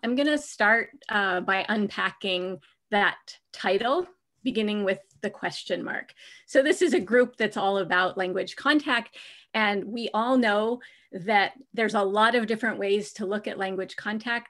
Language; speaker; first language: English; native; English